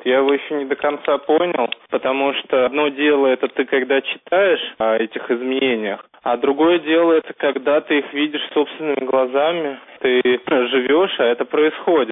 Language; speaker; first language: Russian; native; Russian